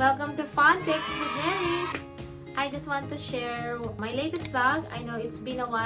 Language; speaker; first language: English; non-native, local second language; Filipino